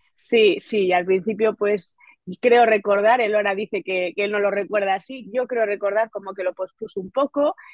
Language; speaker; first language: Spanish; native; Spanish